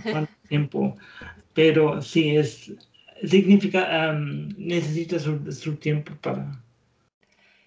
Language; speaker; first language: Spanish; non-native, learner; German